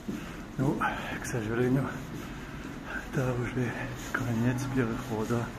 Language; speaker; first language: Russian; non-native, learner; French